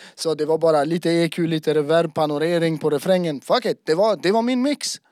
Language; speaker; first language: Swedish; native; Swedish